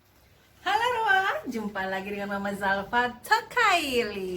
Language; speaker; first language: Indonesian; native; Indonesian